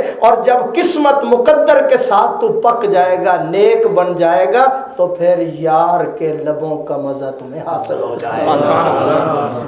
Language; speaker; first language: Urdu; non-native, local second language; Punjabi